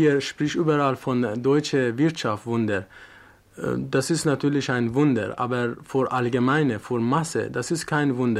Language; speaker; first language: German; non-native, learner; Persian